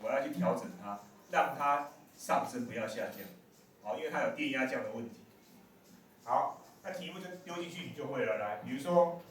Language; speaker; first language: Chinese; native; Chinese